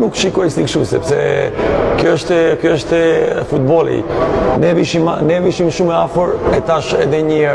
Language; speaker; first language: Albanian; non-native, learner; Serbian